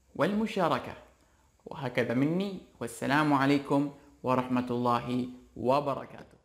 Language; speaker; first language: Arabic; non-native, learner; Indonesian